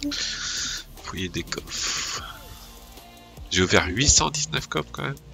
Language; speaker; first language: French; native; French